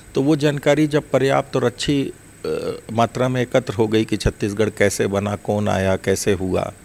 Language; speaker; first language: Hindi; native; Hindi